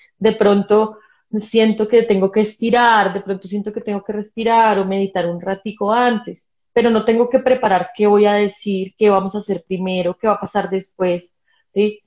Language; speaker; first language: Spanish; native; Spanish